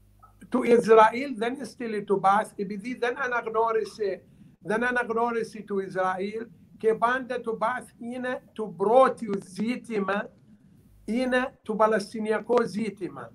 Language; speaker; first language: Greek; non-native, learner; Arabic